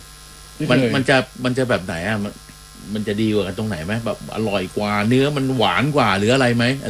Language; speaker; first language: Thai; native; Thai